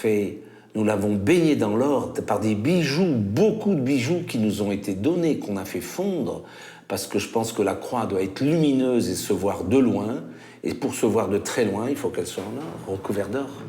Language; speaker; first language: French; native; French